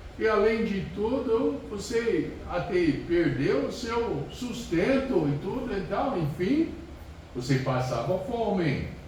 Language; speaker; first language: Portuguese; non-native, fluent; English